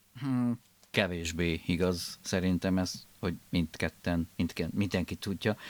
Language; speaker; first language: Hungarian; native; Hungarian